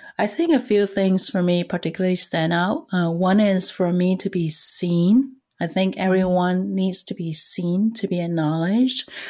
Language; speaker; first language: English; non-native, fluent; Cantonese